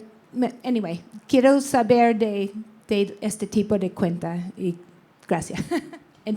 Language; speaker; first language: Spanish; non-native, learner; English